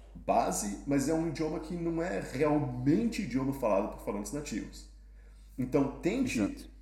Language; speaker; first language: Portuguese; native; Portuguese